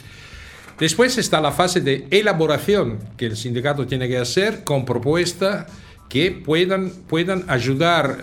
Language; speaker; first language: Spanish; non-native, fluent; Italian